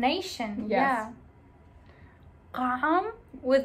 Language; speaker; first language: English; non-native, fluent; Arabic